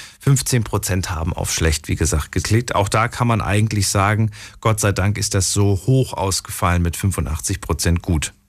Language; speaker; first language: German; native; German